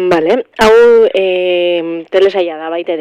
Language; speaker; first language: Basque; native; Basque